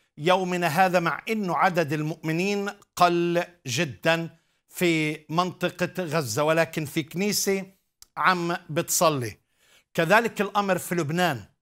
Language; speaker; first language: Arabic; native; Arabic